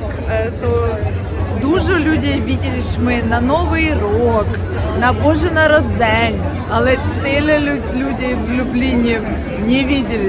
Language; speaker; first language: Polish; non-native, local second language; Ukrainian